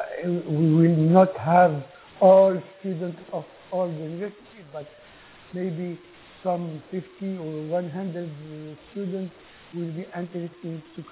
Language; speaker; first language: English; non-native, learner; Arabic